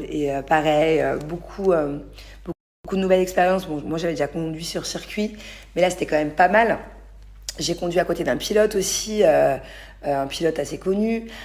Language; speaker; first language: French; native; French